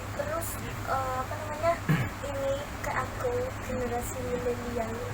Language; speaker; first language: Indonesian; native; Indonesian